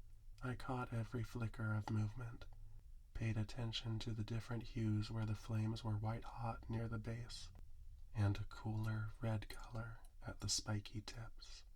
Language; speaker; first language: English; native; English